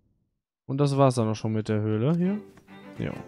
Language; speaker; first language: German; native; German